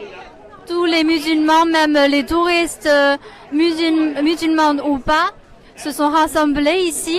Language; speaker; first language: French; non-native, fluent; Chinese